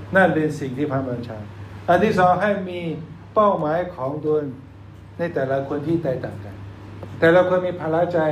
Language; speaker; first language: Thai; non-native, fluent; Chinese